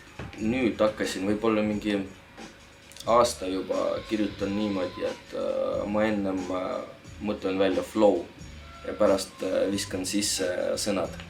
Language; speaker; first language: Estonian; non-native, local second language; Russian